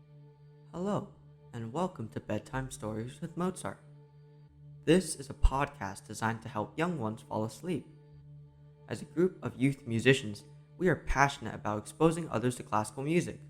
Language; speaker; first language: English; native; English